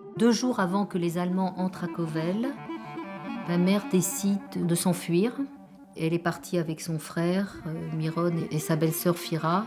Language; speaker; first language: French; native; French